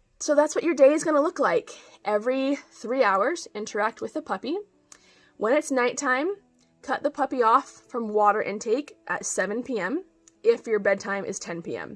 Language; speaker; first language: English; native; English